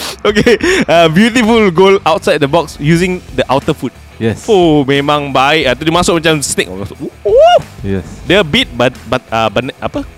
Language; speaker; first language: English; non-native, local second language; Malay